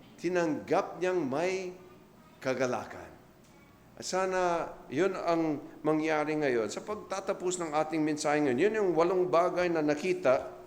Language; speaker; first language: Filipino; non-native, fluent; English